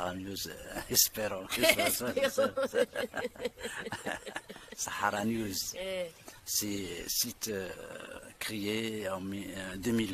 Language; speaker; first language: French; non-native, local second language; Arabic